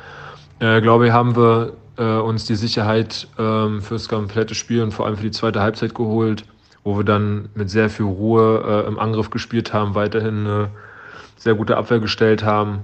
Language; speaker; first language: German; native; German